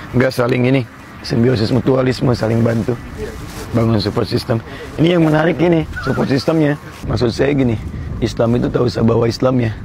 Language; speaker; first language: Indonesian; native; Indonesian